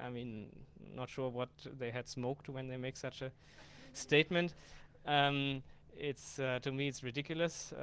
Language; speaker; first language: English; non-native, fluent; German